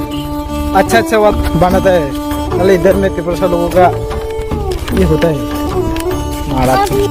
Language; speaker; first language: Hindi; non-native, local second language; Kok Borok